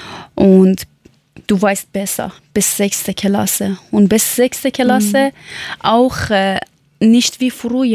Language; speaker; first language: German; non-native, learner; Persian